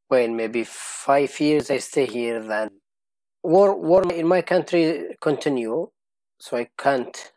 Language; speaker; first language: English; non-native, learner; Arabic